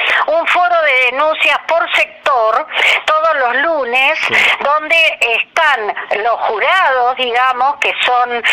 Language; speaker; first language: Spanish; native; Spanish